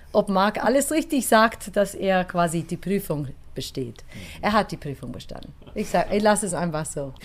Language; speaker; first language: German; non-native, fluent; English